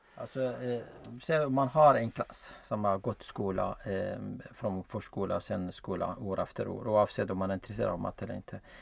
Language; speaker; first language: Swedish; non-native, fluent; Arabic